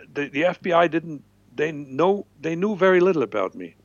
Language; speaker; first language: English; non-native, fluent; German